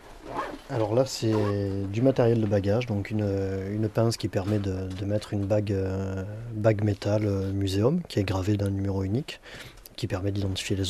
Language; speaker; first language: French; native; French